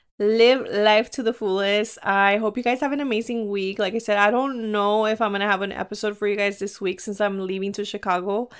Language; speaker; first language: English; early bilingual, other home language; Spanish